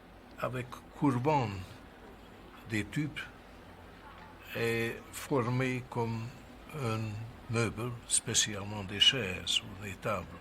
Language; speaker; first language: French; non-native, fluent; Hungarian